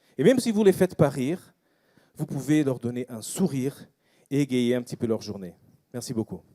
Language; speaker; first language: French; non-native, fluent; Portuguese